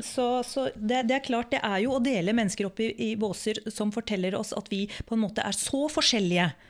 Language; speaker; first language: Norwegian; early bilingual, other home language; Urdu